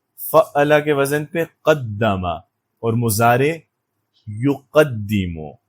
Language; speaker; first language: Urdu; native; Urdu